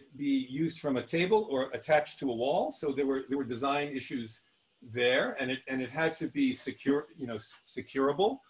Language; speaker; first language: English; native; English